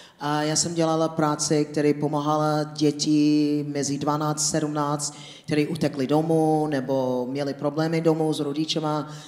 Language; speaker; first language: Czech; non-native, fluent; English